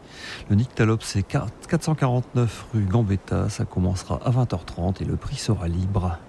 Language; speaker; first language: French; native; French